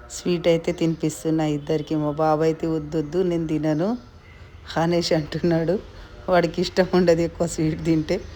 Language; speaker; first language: Telugu; non-native, local second language; Lambadi